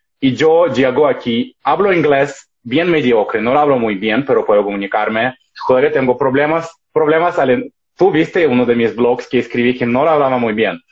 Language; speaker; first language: Spanish; non-native, fluent; Russian